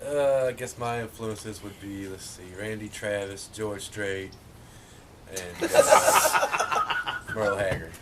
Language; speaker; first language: English; native; English